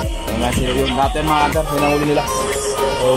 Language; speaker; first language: Filipino; native; Filipino